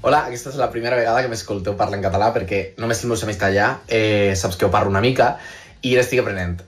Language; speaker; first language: Catalan; non-native, learner; Spanish